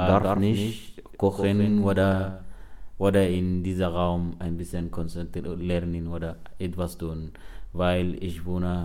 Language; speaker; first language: German; non-native, learner; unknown